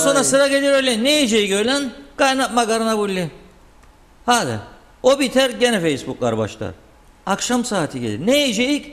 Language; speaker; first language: Turkish; native; Turkish